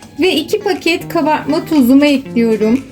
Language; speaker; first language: Turkish; native; Turkish